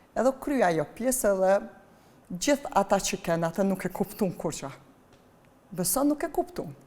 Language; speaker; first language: Albanian; native; Albanian